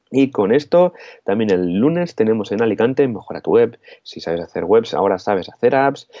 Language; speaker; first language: Spanish; non-native, local second language; Catalan